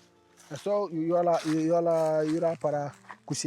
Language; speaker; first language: Spanish; non-native, learner; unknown